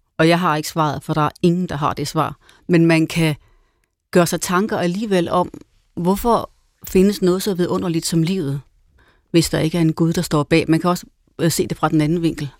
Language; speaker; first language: Danish; native; Danish